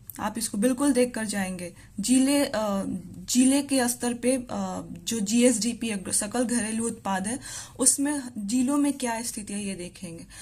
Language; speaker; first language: Hindi; native; Hindi